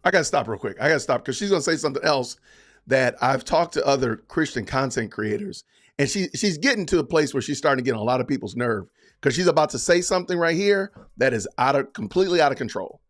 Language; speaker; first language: English; native; English